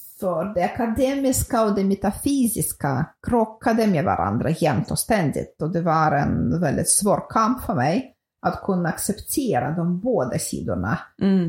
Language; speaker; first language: Swedish; non-native, fluent; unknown